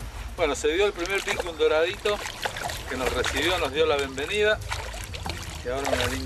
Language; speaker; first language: Spanish; native; Spanish